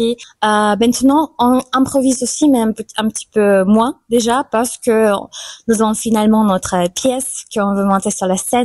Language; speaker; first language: French; non-native, fluent; German